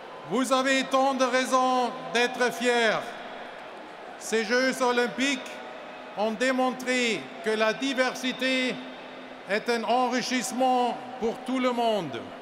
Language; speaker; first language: French; non-native, fluent; German